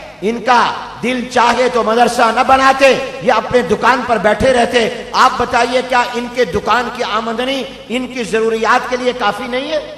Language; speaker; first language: Urdu; non-native, local second language; Punjabi